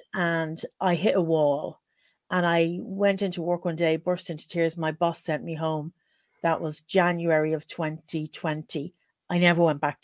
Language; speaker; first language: English; native; English